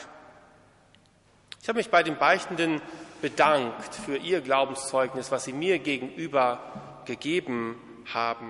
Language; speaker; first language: German; native; German